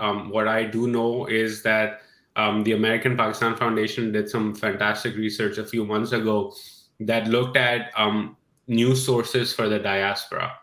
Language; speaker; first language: English; non-native, local second language; Urdu